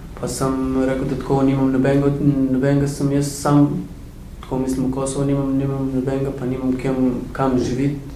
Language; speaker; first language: Slovenian; non-native, learner; Albanian